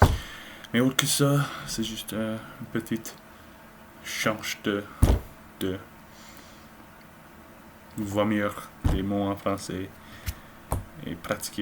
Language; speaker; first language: French; non-native, learner; English